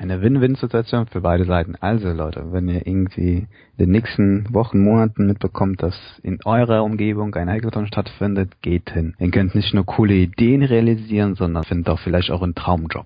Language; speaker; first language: German; native; German